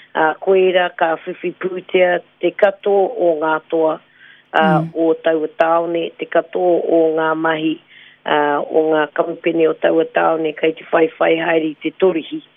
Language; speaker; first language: Māori; non-native, local second language; English